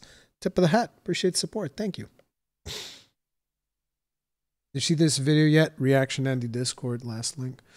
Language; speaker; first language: English; native; English